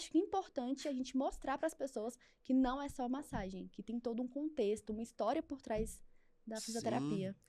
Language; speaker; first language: Portuguese; native; Portuguese